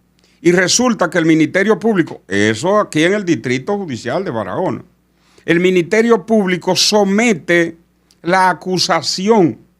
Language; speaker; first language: Spanish; native; Spanish